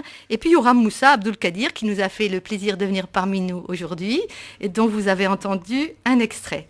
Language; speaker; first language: French; native; French